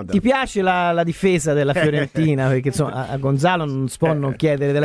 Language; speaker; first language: Italian; native; Italian